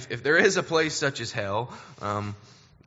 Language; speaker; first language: English; native; English